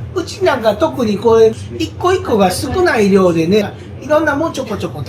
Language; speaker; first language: Japanese; native; Japanese